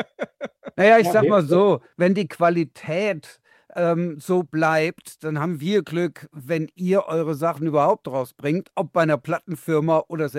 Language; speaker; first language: German; native; German